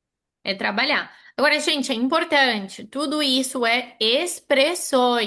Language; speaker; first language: Portuguese; non-native, fluent; Spanish